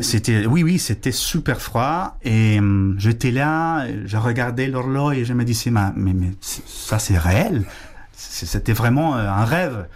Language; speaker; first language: French; non-native, fluent; Spanish